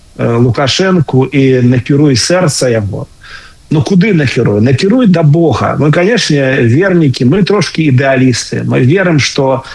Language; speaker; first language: Belarusian; non-native, local second language; Russian